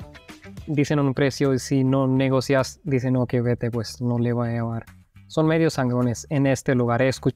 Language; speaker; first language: Spanish; non-native, fluent; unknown